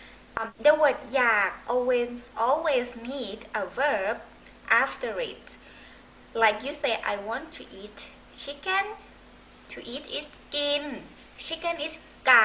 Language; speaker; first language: English; non-native, fluent; Thai